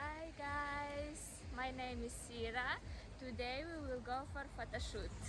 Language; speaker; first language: English; non-native, learner; Russian